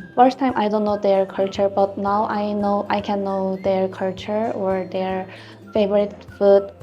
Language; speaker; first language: English; non-native, learner; Korean